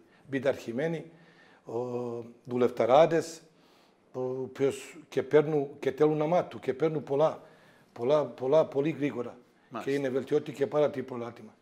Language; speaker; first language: Greek; non-native, fluent; Serbian